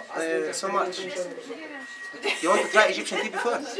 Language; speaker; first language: English; non-native, learner; Arabic